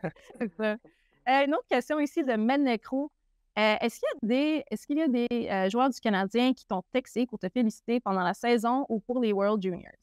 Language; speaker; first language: French; native; French